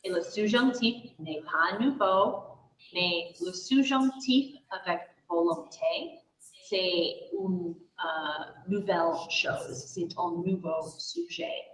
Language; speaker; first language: French; non-native, fluent; English